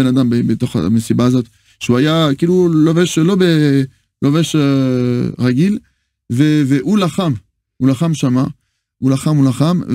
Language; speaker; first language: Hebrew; non-native, fluent; French